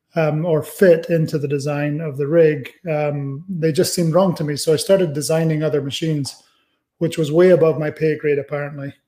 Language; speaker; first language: English; native; English